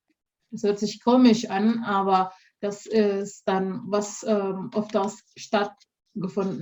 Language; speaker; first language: German; non-native, fluent; Indonesian